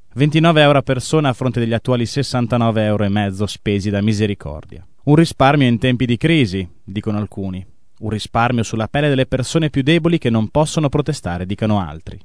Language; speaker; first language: Italian; native; Italian